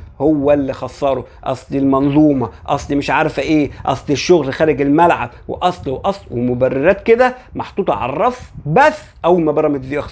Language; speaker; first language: Arabic; native; Arabic